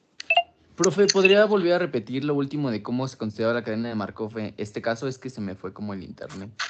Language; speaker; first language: Spanish; native; Spanish